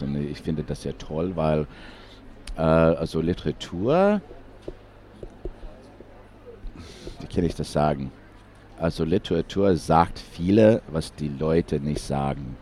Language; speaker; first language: German; non-native, fluent; English